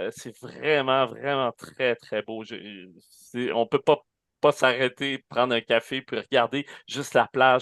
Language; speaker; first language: French; native; French